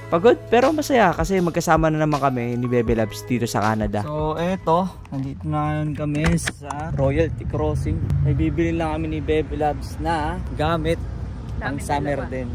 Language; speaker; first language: Filipino; native; Filipino